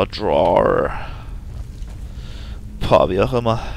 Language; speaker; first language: German; native; German